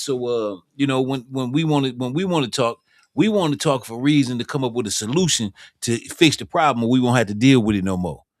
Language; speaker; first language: English; native; English